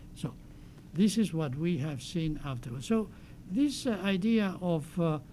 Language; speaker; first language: English; non-native, fluent; Spanish